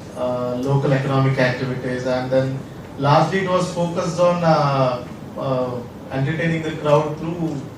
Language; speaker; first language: English; non-native, local second language; Telugu